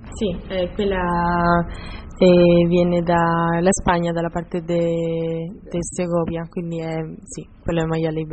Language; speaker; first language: Italian; non-native, fluent; Spanish